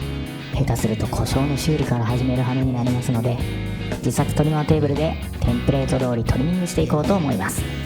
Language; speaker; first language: Japanese; native; Japanese